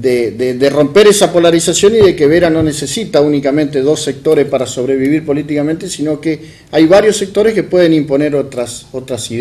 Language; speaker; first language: Spanish; native; Spanish